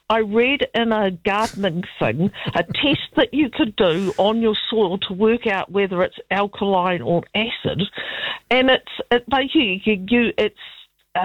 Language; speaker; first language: English; native; English